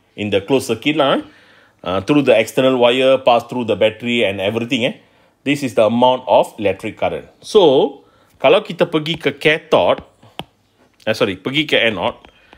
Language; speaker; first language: English; non-native, local second language; Malay